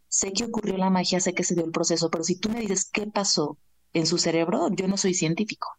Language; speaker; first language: Spanish; native; Spanish